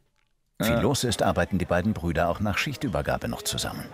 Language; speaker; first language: German; native; German